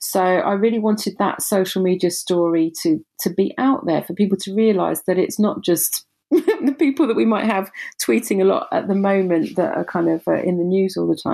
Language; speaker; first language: English; native; English